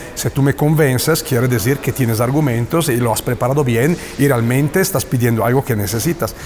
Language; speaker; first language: Spanish; non-native, fluent; Italian